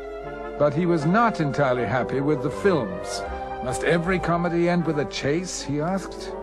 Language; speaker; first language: English; native; English